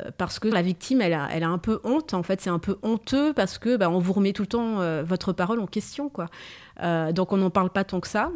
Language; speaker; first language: French; early bilingual, other home language; Malagasy